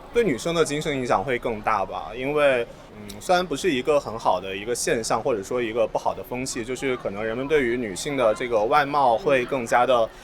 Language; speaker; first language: Chinese; native; Chinese